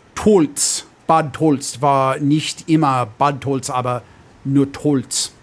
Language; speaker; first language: German; non-native, learner; English